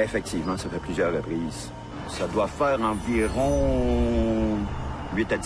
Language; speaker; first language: French; native; French